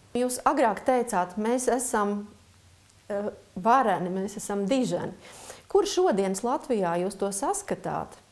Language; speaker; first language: Latvian; native; Latvian